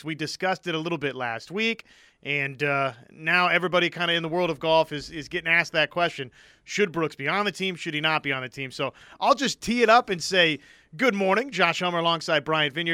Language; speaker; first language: English; native; English